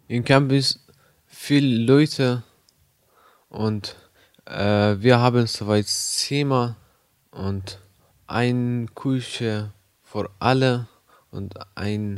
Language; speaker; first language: German; non-native, learner; Persian